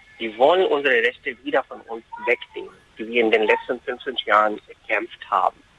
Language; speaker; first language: German; non-native, fluent; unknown